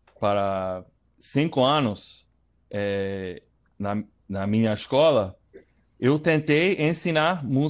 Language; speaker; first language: Portuguese; non-native, learner; English